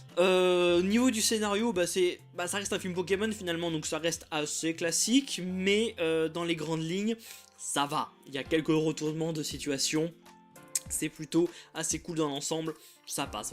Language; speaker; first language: French; native; French